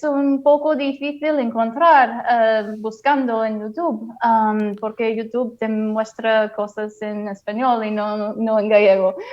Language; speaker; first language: Spanish; non-native, fluent; English